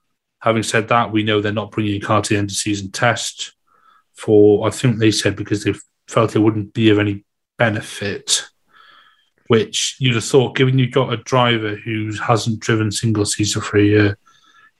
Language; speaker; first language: English; native; English